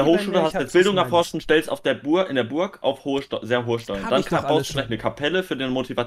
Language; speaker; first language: German; native; German